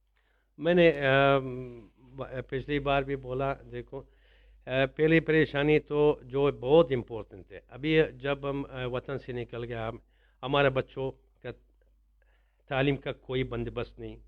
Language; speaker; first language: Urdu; non-native, learner; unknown